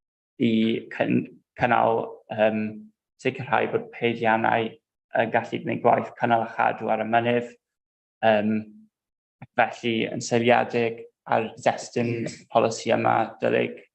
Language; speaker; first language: Welsh; non-native, local second language; English